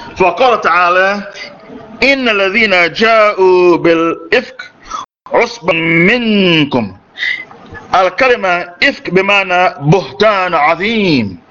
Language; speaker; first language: Arabic; non-native, fluent; English